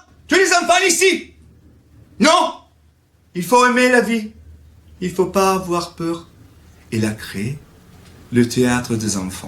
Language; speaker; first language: French; non-native, fluent; Italian